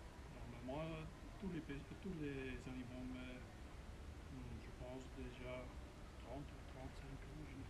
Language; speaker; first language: French; non-native, fluent; Dutch